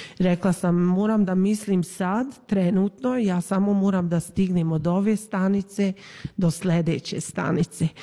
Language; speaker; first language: Serbian; early bilingual, heritage; Serbian